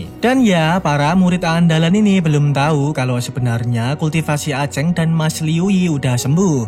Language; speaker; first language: Indonesian; native; Indonesian